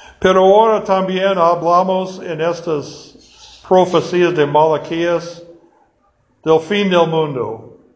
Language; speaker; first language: Spanish; non-native, fluent; English